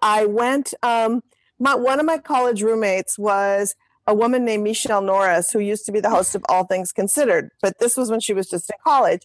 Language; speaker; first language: English; native; English